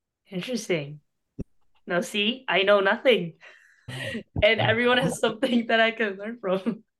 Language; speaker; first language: English; native; English